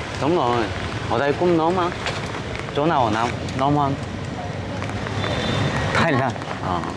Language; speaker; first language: Vietnamese; non-native, learner; Korean